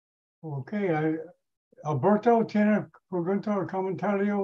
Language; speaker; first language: Spanish; non-native, learner; English